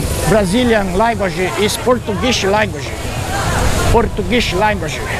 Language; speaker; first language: English; non-native, learner; Portuguese